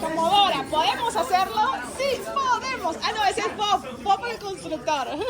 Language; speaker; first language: Spanish; non-native, fluent; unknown